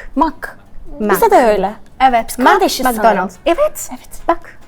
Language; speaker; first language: Turkish; non-native, fluent; Korean